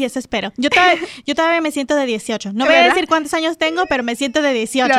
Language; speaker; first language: Spanish; native; Spanish